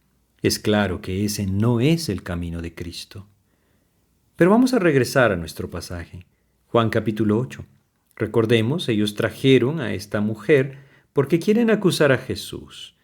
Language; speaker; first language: Spanish; native; Spanish